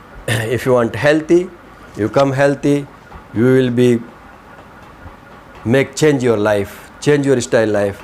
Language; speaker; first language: English; non-native, learner; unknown